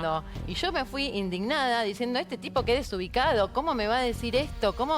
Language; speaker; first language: Spanish; native; Spanish